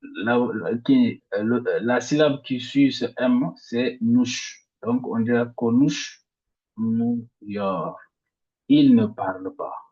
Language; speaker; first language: French; non-native, local second language; Arabic